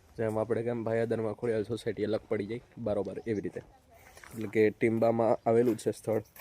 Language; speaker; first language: Gujarati; native; Gujarati